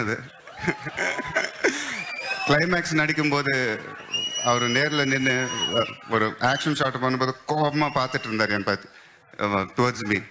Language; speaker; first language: Tamil; non-native, local second language; Telugu